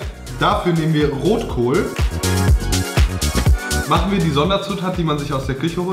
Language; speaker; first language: German; native; German